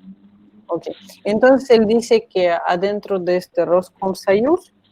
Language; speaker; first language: Spanish; non-native, fluent; Russian